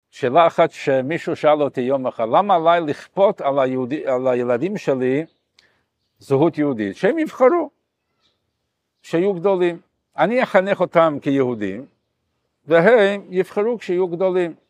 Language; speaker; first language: Hebrew; non-native, fluent; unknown